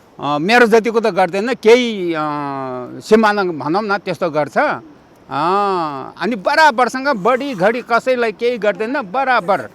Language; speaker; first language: Nepali; non-native, local second language; Gurung